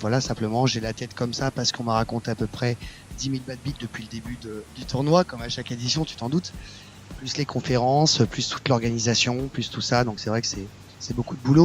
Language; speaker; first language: French; native; French